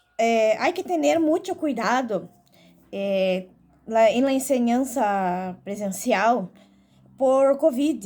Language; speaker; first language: Spanish; non-native, learner; Portuguese